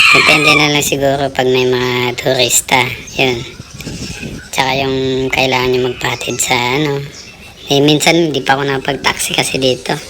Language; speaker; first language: Filipino; native; Filipino